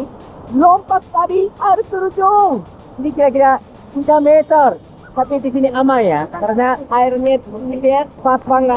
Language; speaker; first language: Indonesian; non-native, fluent; Japanese